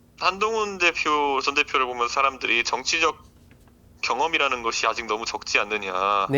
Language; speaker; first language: Korean; native; Korean